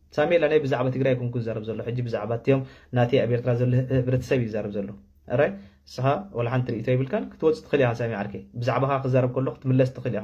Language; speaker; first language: Tigrinya; non-native, local second language; Afar